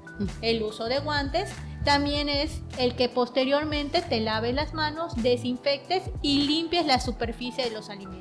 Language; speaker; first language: Spanish; native; Spanish